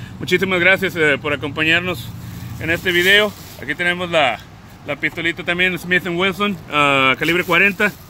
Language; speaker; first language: Spanish; early bilingual, heritage; Spanish